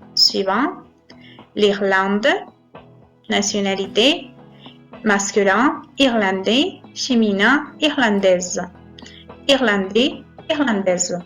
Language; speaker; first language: French; non-native, fluent; Spanish